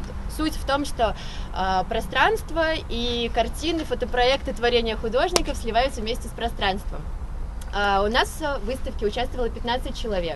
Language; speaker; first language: Russian; native; Russian